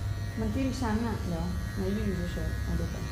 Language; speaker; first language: English; non-native, learner; Thai